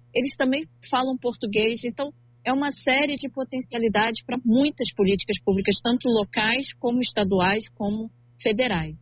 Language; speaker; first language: Portuguese; native; Portuguese